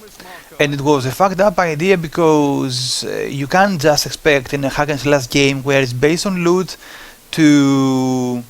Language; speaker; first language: English; non-native, fluent; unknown